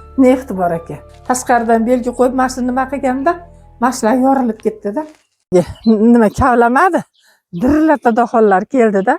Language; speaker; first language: Uzbek; native; Uzbek